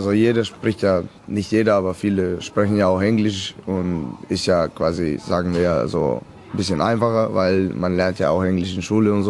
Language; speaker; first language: German; non-native, fluent; Serbian